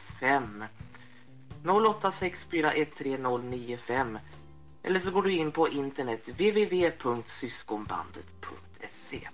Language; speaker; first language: Swedish; native; Swedish